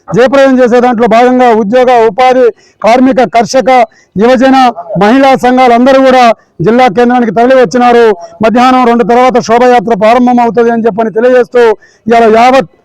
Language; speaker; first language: Telugu; non-native, local second language; Lambadi